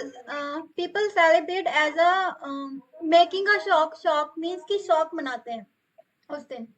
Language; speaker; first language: English; non-native, local second language; Hindi